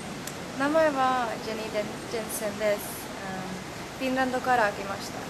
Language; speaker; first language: Japanese; non-native, learner; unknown